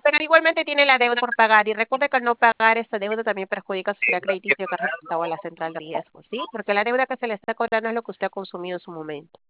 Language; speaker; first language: Spanish; native; Spanish